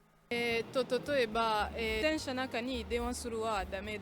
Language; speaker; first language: Japanese; non-native, learner; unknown